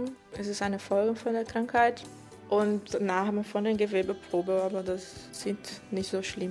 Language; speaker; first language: German; non-native, fluent; Portuguese